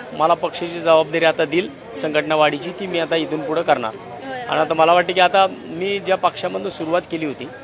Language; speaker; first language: Marathi; native; Marathi